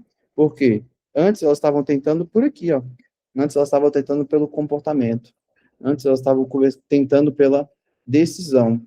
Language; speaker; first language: Portuguese; native; Portuguese